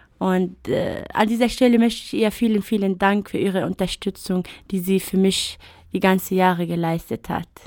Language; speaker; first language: German; non-native, fluent; Arabic